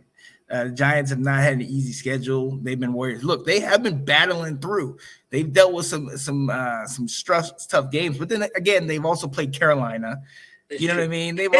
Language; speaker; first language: English; native; English